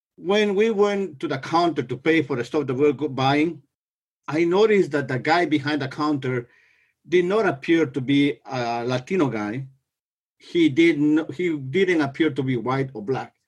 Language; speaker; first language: English; non-native, fluent; Spanish